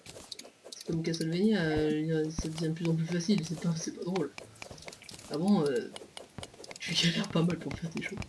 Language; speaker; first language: French; native; French